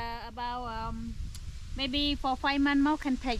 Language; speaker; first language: English; non-native, local second language; Khmer